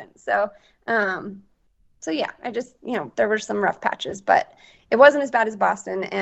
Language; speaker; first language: English; native; English